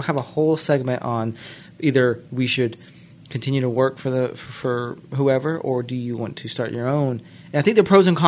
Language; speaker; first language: English; native; English